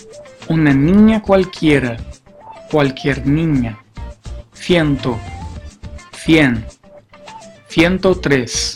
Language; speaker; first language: Spanish; non-native, fluent; Portuguese